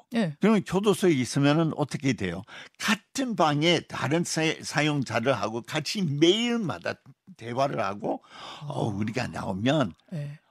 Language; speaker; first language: Korean; non-native, fluent; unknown